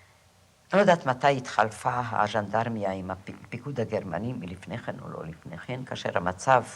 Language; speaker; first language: Hebrew; non-native, fluent; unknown